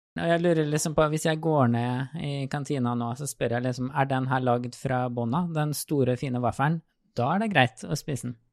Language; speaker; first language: Norwegian; native; Norwegian